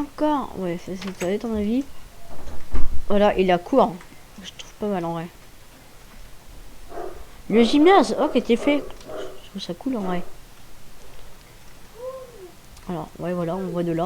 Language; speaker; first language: French; native; French